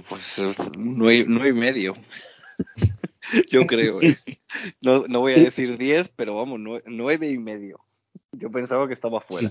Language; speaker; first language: Spanish; native; Spanish